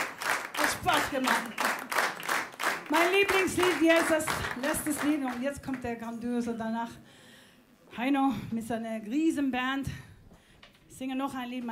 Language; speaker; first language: German; non-native, fluent; Spanish